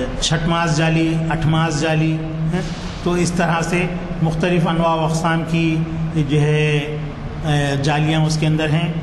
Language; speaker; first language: Urdu; native; Urdu